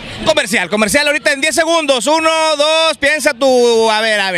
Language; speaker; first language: Spanish; native; Spanish